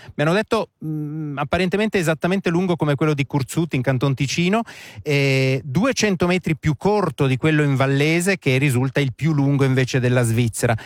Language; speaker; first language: Italian; native; Italian